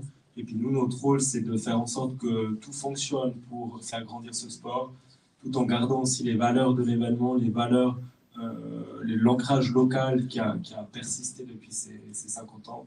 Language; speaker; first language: French; native; French